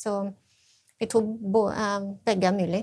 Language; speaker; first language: Norwegian; non-native, fluent; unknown